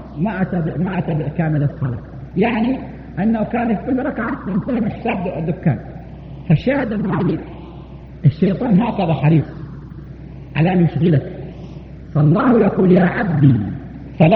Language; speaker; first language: Arabic; native; Arabic